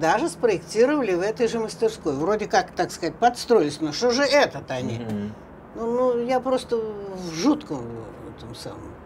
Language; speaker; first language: Russian; native; Russian